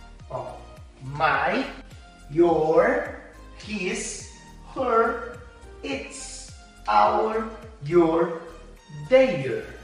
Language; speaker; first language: English; non-native, fluent; Portuguese